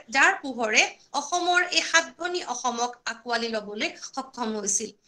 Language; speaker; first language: Assamese; native; Assamese